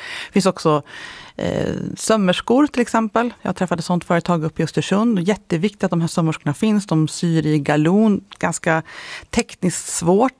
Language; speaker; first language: Swedish; native; Swedish